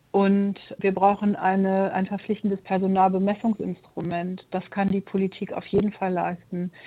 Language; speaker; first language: German; native; German